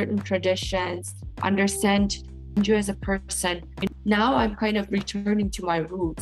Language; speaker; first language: English; non-native, fluent; Kyrgyz